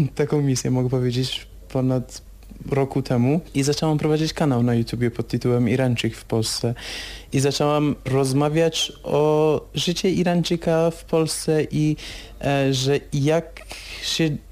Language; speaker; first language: Polish; non-native, fluent; Persian